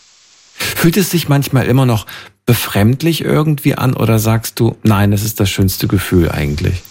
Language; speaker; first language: German; native; German